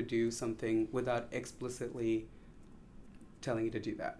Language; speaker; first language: English; non-native, local second language; Tamil